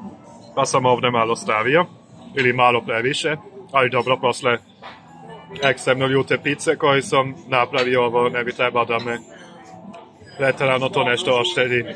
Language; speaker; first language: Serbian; non-native, fluent; German